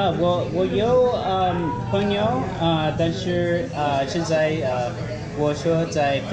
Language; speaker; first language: Chinese; non-native, learner; Spanish